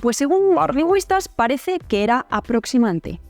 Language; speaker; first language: Spanish; native; Spanish